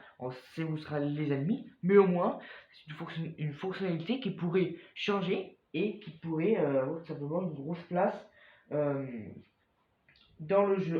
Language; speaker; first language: French; native; French